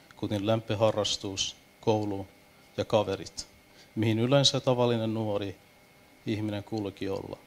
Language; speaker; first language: Finnish; non-native, fluent; Persian